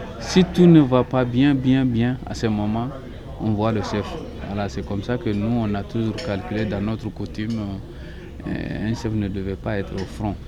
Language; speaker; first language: French; non-native, local second language; Soninke